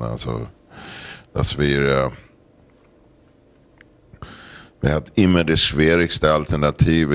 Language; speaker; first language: German; non-native, learner; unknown